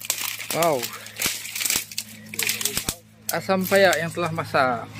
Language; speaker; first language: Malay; non-native, local second language; Iban